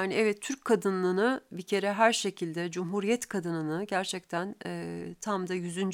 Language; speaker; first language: Turkish; native; Turkish